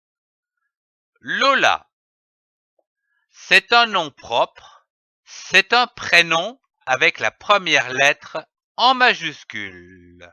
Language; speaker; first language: French; native; French